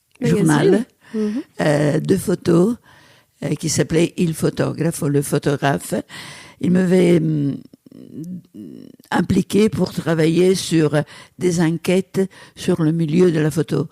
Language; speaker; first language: French; non-native, fluent; Italian